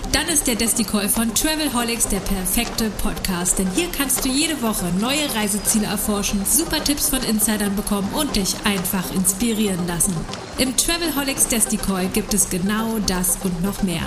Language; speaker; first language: German; native; German